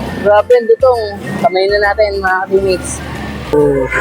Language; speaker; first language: Filipino; native; Filipino